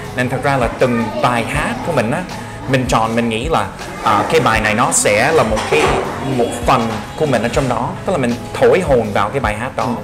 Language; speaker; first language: Vietnamese; non-native, fluent; English